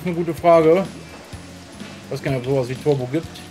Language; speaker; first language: German; native; German